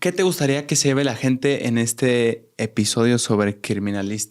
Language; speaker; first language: Spanish; native; Spanish